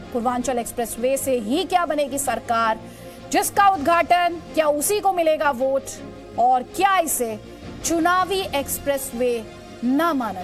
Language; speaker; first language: Hindi; native; Hindi